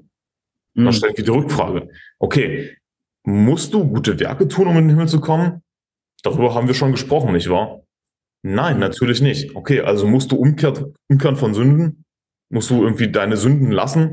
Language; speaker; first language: German; native; German